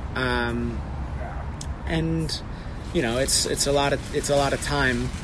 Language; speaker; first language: English; native; English